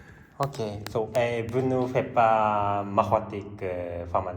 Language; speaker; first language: French; non-native, learner; Japanese